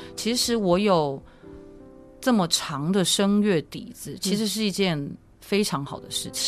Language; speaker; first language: Chinese; native; Chinese